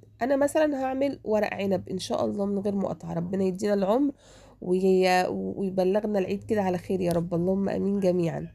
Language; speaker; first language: Arabic; native; Arabic